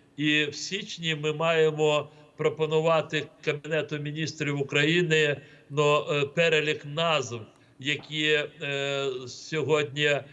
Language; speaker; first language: Ukrainian; non-native, local second language; Crimean Tatar